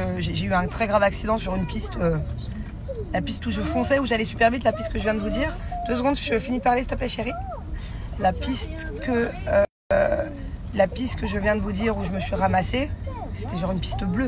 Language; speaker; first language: French; native; French